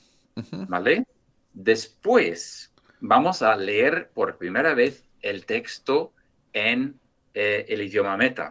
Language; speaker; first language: Spanish; non-native, fluent; English